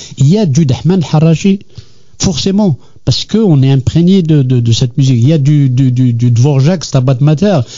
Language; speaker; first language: French; non-native, local second language; Kabyle